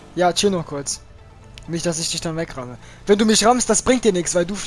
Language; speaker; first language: German; native; German